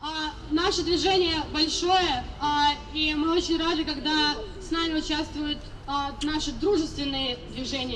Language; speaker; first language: Russian; native; Russian